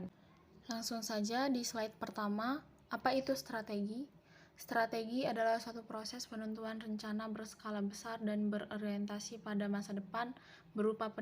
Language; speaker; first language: Indonesian; native; Indonesian